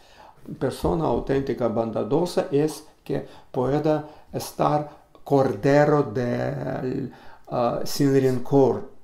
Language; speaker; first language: Spanish; non-native, learner; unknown